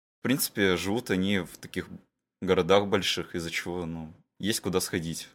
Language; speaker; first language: Russian; native; Russian